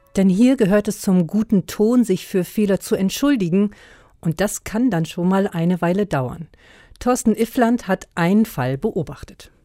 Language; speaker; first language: German; native; German